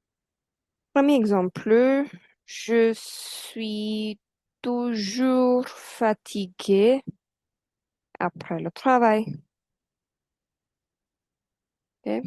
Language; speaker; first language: French; non-native, fluent; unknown